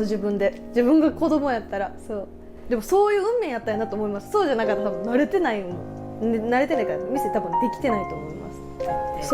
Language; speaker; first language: Japanese; native; Japanese